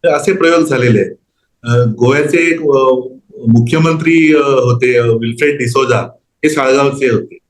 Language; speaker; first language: Marathi; non-native, local second language; Konkani